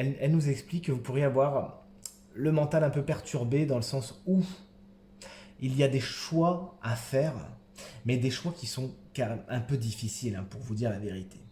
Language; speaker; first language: French; native; French